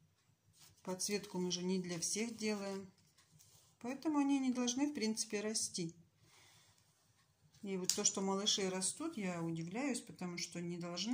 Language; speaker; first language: Russian; native; Russian